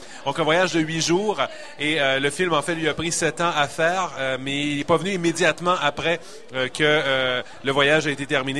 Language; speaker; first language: French; native; French